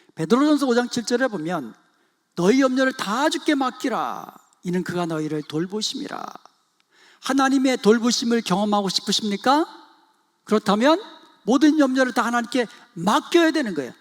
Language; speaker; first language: Korean; native; Korean